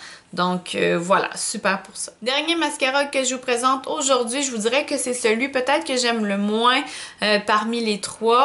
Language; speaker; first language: French; native; French